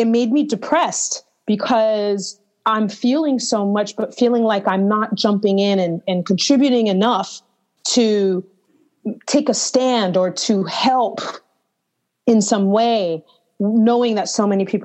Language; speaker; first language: English; native; English